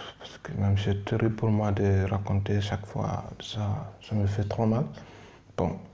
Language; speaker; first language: French; non-native, local second language; Fula